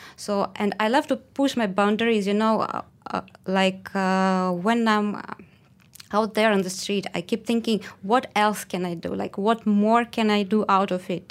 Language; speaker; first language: English; non-native, fluent; Russian